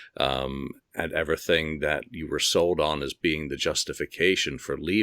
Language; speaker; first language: English; native; English